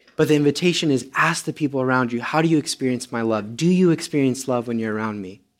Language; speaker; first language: English; non-native, fluent; Romanian